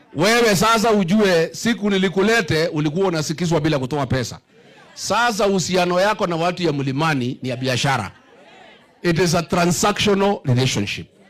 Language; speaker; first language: Swahili; non-native, local second language; Kikuyu